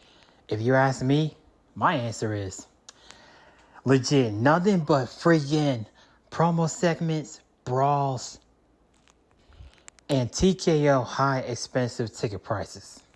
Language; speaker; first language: English; native; English